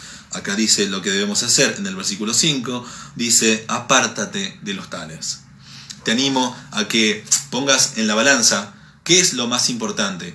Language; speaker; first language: Spanish; native; Spanish